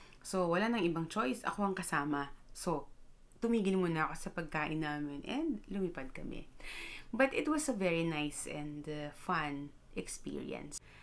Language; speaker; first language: Filipino; native; Filipino